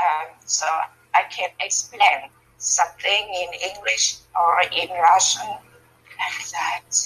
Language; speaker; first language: English; non-native, learner; Vietnamese